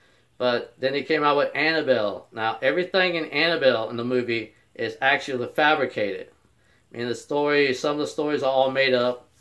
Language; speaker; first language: English; native; English